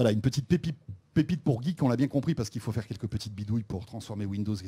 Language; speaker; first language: French; native; French